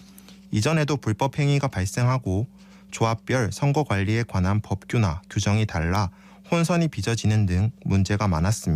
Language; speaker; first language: Korean; native; Korean